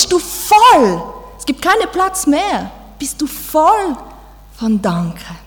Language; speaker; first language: German; non-native, fluent; French